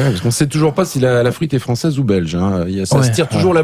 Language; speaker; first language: French; native; French